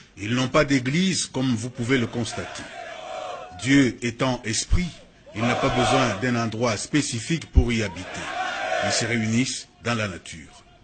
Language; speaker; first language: French; non-native, local second language; Lingala